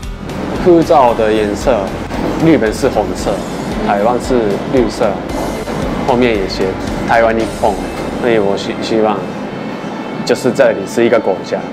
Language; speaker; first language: Chinese; non-native, fluent; Japanese